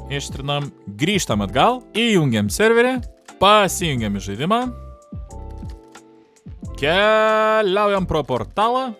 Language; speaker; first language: Lithuanian; native; Lithuanian